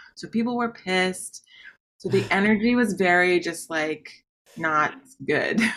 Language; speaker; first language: English; native; English